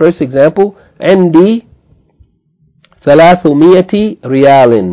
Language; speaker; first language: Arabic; non-native, fluent; English